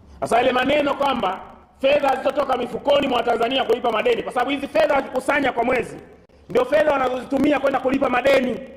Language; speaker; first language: Swahili; native; Swahili